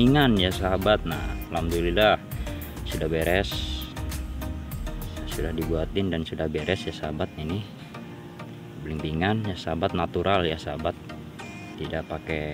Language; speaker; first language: Indonesian; non-native, local second language; Sundanese